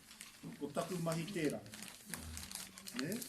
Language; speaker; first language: Māori; non-native, local second language; English